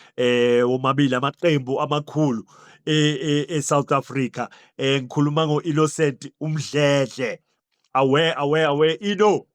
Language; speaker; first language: Zulu; native; Zulu